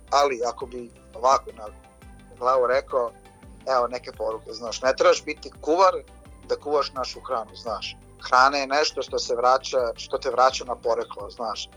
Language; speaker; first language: Serbian; early bilingual, heritage; Serbian